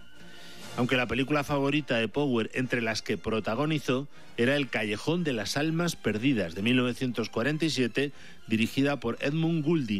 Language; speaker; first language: Spanish; native; Spanish